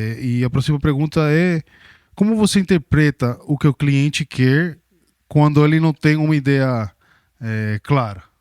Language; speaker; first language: Portuguese; non-native, fluent; English